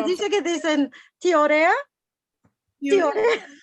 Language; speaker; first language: Spanish; non-native, fluent; French